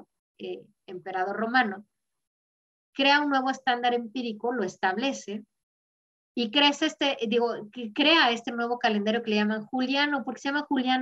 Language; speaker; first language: Spanish; native; Spanish